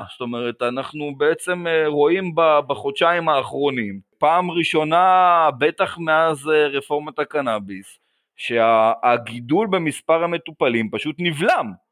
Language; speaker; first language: Hebrew; native; Hebrew